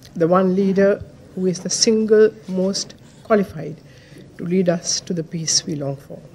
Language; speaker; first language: English; non-native, local second language; Sinhala